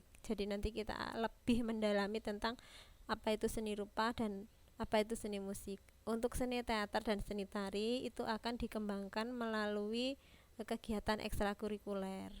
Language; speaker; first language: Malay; non-native, local second language; Javanese